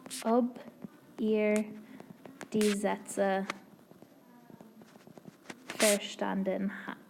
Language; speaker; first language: German; non-native, fluent; English